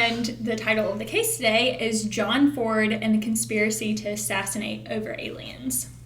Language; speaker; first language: English; native; English